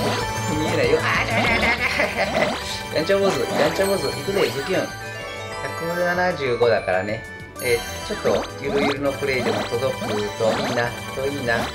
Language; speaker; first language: Japanese; native; Japanese